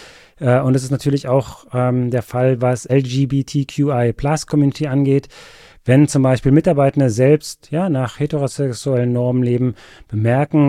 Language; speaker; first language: German; native; German